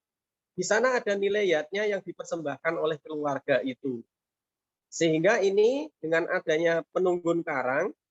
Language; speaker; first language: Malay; non-native, local second language; Javanese